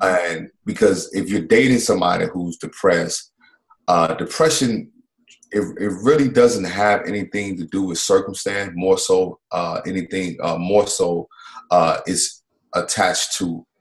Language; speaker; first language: English; native; English